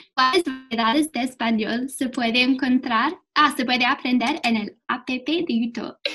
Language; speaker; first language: Spanish; non-native, fluent; English